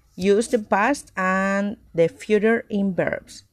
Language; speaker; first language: English; non-native, learner; Spanish